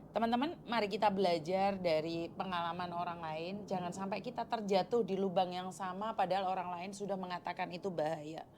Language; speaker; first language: Indonesian; non-native, local second language; Javanese